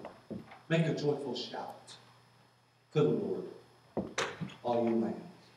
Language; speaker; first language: English; native; English